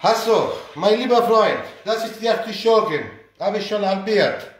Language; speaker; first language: German; non-native, learner; Italian